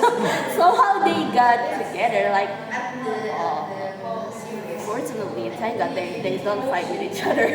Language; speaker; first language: English; non-native, learner; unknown